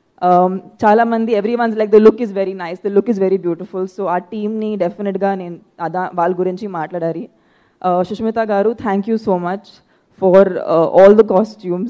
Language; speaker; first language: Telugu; non-native, fluent; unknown